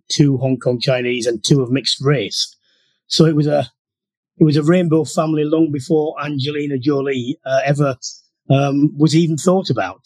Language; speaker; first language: English; native; English